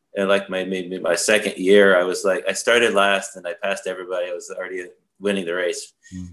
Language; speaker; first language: English; native; English